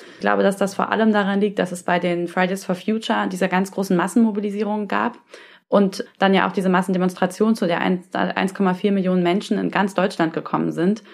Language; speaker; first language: German; native; German